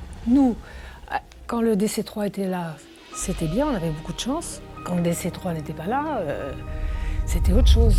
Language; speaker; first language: French; native; French